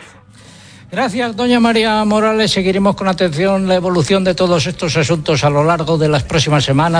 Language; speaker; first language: Spanish; native; Spanish